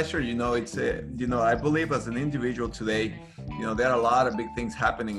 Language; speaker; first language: English; non-native, fluent; Spanish